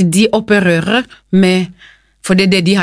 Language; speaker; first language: Norwegian; non-native, fluent; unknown